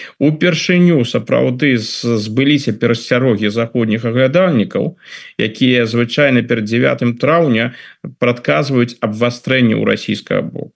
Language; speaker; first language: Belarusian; non-native, local second language; Russian